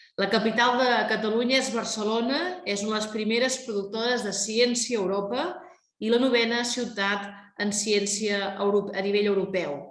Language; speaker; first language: Catalan; native; Catalan